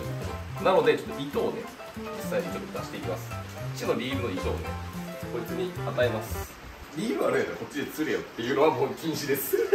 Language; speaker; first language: Japanese; native; Japanese